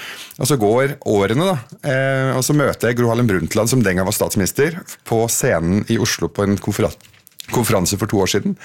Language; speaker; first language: Norwegian; early bilingual, other home language; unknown